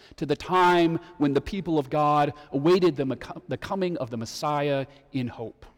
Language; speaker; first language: English; native; English